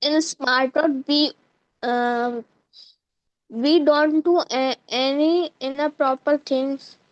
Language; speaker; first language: English; non-native, learner; Hindi